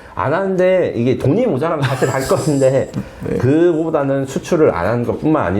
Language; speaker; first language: Korean; native; Korean